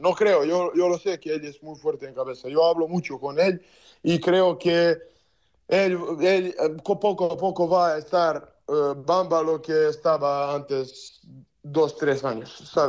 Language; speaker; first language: Spanish; non-native, learner; Serbian